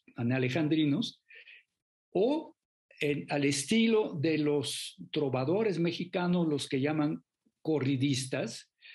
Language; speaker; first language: Spanish; non-native, fluent; French